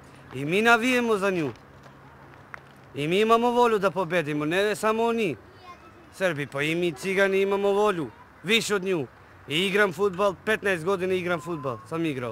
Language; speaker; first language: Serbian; non-native, local second language; Romany